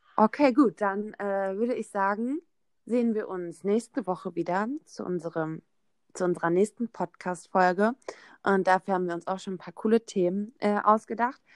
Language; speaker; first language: German; native; German